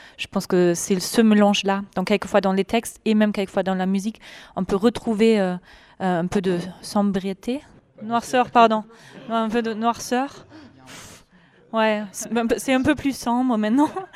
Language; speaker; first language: French; non-native, fluent; German